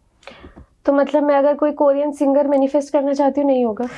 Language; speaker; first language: Hindi; native; Hindi